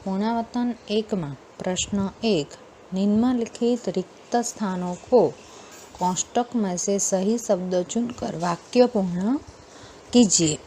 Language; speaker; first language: Hindi; non-native, local second language; Gujarati